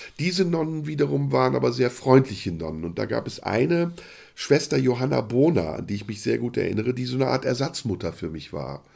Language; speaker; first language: German; early bilingual, other home language; Turkish